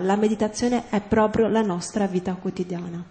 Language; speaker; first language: Italian; native; Italian